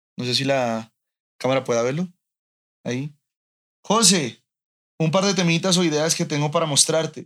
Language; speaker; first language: Spanish; native; Spanish